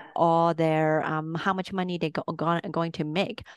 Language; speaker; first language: English; early bilingual, other home language; Cantonese